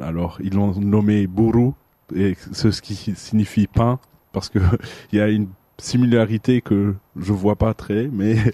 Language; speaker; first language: French; non-native, fluent; German